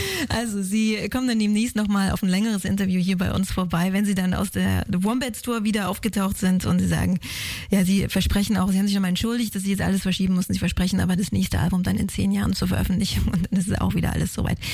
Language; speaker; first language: German; native; German